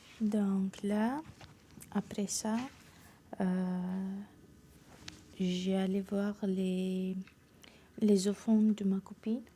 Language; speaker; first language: French; non-native, fluent; Romanian